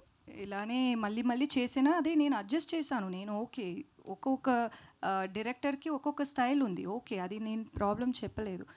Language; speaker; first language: Telugu; non-native, learner; Tamil